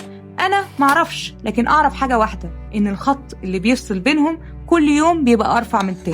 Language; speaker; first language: Arabic; native; Arabic